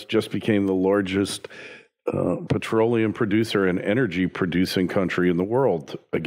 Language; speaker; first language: English; native; English